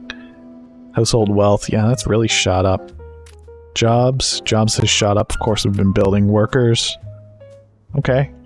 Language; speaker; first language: English; native; English